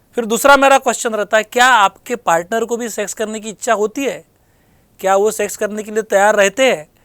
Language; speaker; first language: Hindi; non-native, local second language; Marathi